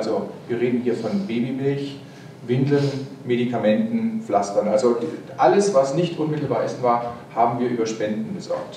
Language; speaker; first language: German; native; German